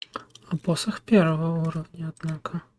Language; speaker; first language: Russian; native; Russian